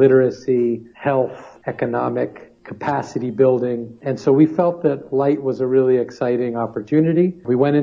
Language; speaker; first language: English; native; English